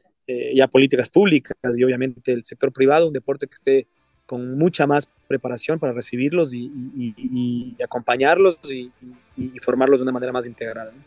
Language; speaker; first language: Spanish; native; Spanish